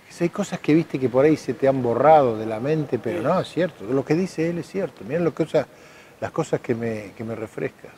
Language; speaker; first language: Spanish; native; Spanish